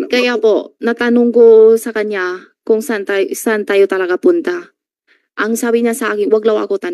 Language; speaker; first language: Filipino; non-native, learner; Chinese